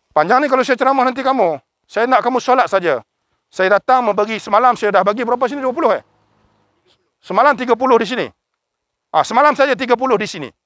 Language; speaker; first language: Malay; native; Malay